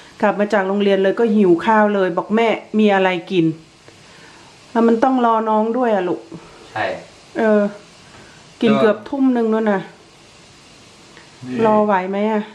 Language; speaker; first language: Thai; native; Thai